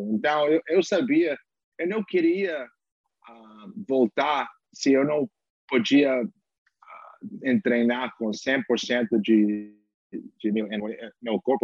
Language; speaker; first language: Portuguese; non-native, fluent; English